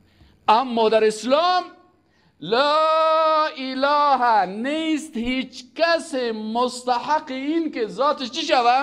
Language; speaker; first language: Persian; native; Persian